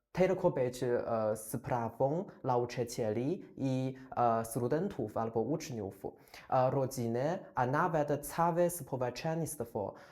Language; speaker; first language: Polish; non-native, fluent; Chinese